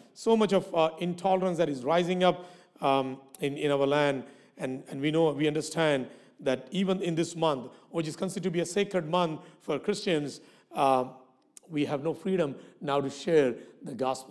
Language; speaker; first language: English; non-native, local second language; Malayalam